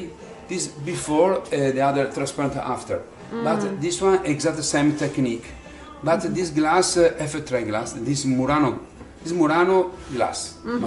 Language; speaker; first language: English; non-native, learner; Italian